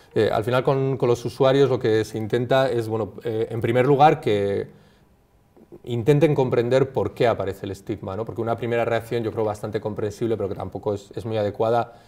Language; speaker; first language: Spanish; native; Spanish